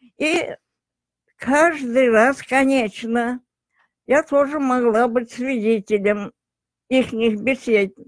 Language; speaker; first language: Russian; non-native, local second language; Tajik